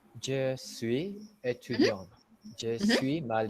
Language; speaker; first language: French; non-native, learner; Malay